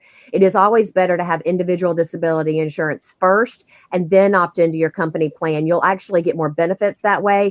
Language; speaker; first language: English; native; English